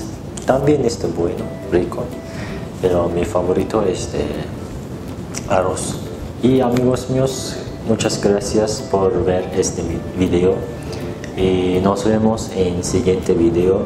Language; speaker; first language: Spanish; non-native, learner; Turkish